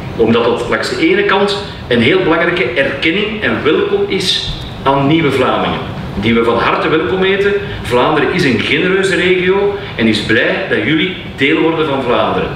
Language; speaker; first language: Dutch; native; Dutch